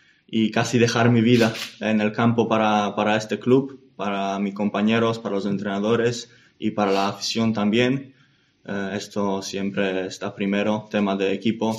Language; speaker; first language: Spanish; non-native, fluent; English